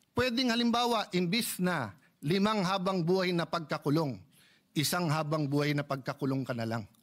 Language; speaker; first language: Filipino; native; Filipino